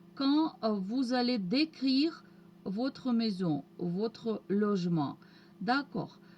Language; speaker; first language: French; non-native, fluent; Russian